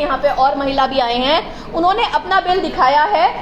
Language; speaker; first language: Hindi; non-native, local second language; Marathi